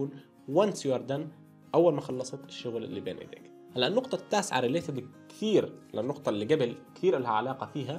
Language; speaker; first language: Arabic; native; Arabic